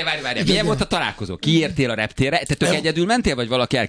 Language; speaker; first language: Hungarian; native; Hungarian